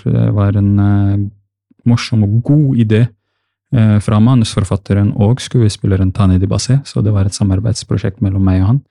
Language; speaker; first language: Norwegian; early bilingual, other home language; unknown